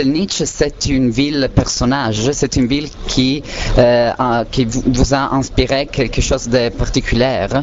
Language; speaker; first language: French; non-native, learner; Italian